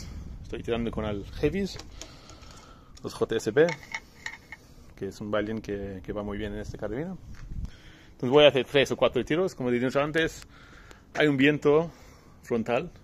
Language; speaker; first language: Spanish; non-native, fluent; English